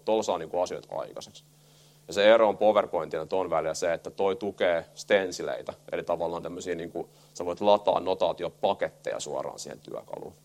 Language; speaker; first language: Finnish; native; Finnish